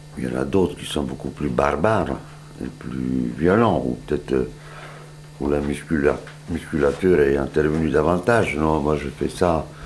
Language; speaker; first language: French; non-native, fluent; Serbian